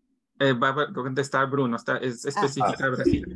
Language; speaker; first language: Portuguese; non-native, learner; Spanish